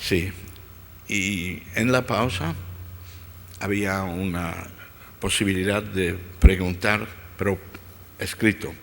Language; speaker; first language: Spanish; non-native, fluent; Dutch